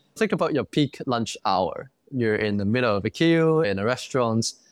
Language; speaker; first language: English; non-native, local second language; Cantonese